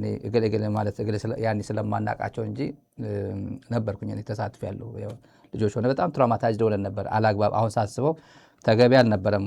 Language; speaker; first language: Amharic; native; Amharic